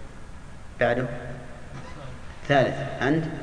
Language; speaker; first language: Arabic; native; Arabic